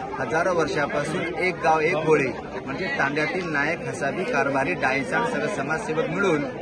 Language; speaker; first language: Marathi; non-native, local second language; Lambadi